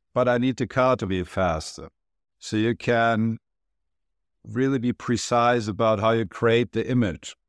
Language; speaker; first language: English; non-native, fluent; Turkish